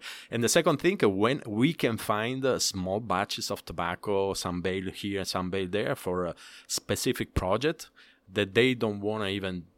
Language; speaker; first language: English; non-native, fluent; Italian